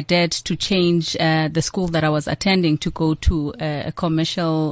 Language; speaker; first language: English; non-native, local second language; Xhosa